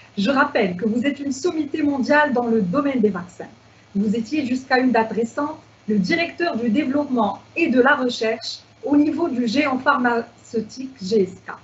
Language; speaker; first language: French; non-native, local second language; Arabic